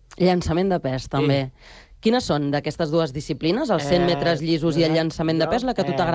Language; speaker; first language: Catalan; native; Catalan